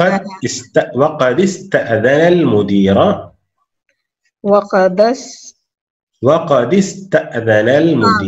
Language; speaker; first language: Arabic; non-native, fluent; Urdu